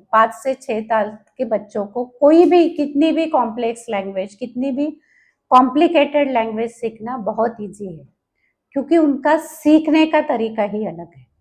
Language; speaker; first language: Hindi; non-native, local second language; Marathi